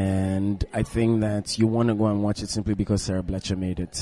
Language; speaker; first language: English; non-native, local second language; Igbo